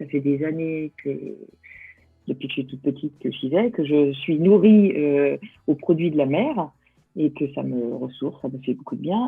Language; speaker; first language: French; native; French